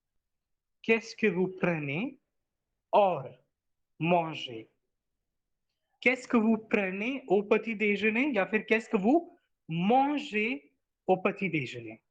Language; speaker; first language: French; non-native, fluent; Hindi